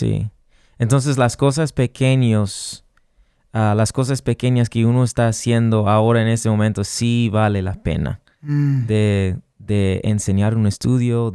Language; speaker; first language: Spanish; non-native, fluent; English